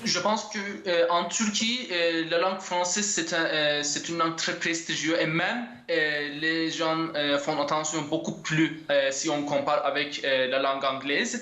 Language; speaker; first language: French; non-native, fluent; Turkish